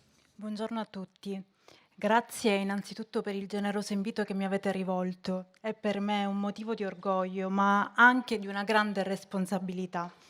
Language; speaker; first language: Italian; native; Italian